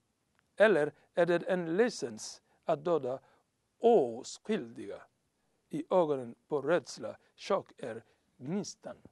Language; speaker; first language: Swedish; non-native, learner; Somali